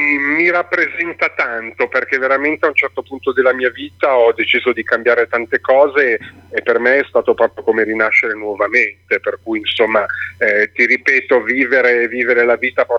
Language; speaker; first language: Italian; native; Italian